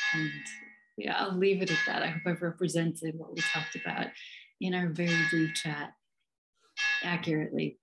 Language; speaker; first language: English; native; English